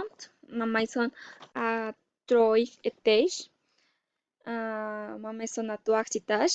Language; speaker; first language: French; non-native, learner; Spanish